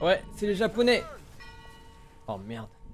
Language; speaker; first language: French; native; French